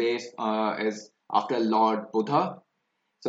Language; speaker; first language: English; non-native, local second language; Hindi